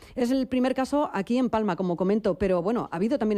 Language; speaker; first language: Spanish; non-native, local second language; Catalan